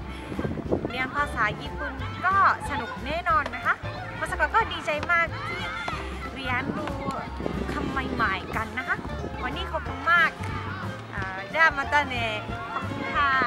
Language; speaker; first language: Thai; non-native, learner; Japanese